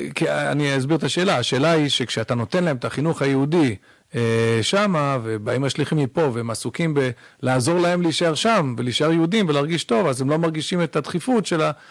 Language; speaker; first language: Hebrew; early bilingual, other home language; English